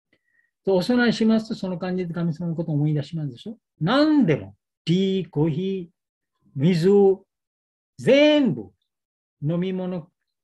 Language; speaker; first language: Japanese; non-native, learner; Bangla